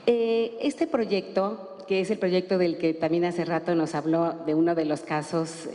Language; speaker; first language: Spanish; native; Spanish